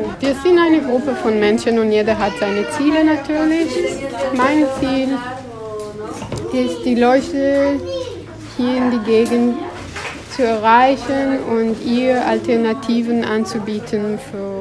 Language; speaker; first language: German; non-native, fluent; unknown